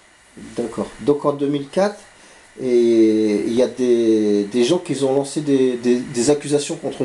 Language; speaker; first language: French; native; French